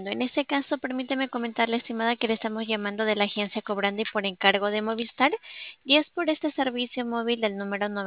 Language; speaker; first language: Spanish; native; Spanish